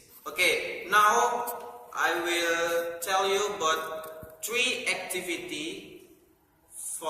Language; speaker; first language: English; non-native, learner; Indonesian